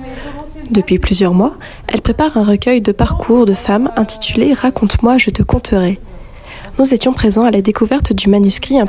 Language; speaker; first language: French; native; French